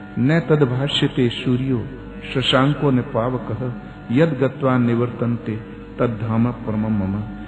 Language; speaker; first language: Hindi; native; Hindi